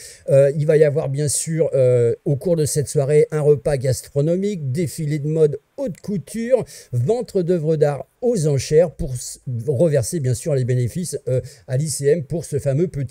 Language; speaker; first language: French; native; French